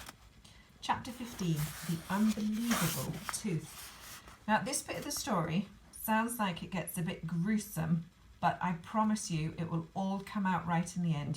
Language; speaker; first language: English; native; English